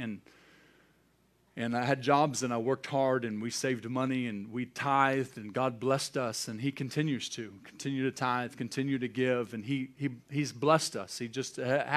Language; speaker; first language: English; native; English